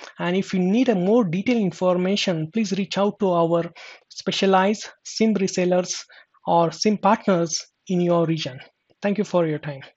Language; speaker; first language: English; non-native, local second language; Marathi